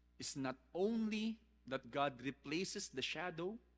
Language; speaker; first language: English; non-native, local second language; Filipino